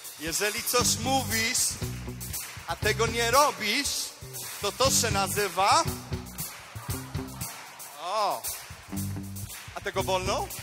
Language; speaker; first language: Polish; non-native, fluent; Spanish